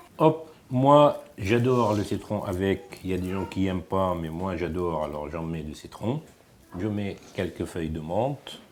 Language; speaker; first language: French; non-native, fluent; Arabic